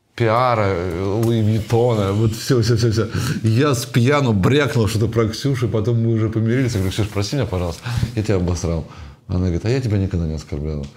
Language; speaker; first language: Russian; native; Russian